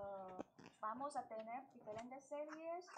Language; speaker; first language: Spanish; non-native, learner; Chinese